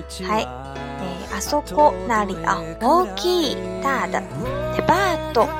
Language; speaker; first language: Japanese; non-native, fluent; Chinese